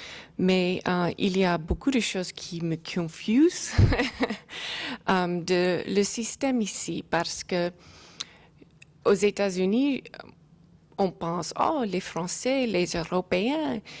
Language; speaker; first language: French; non-native, learner; English